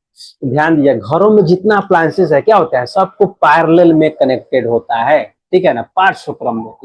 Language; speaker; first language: Hindi; native; Hindi